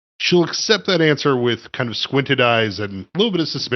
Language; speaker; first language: English; native; English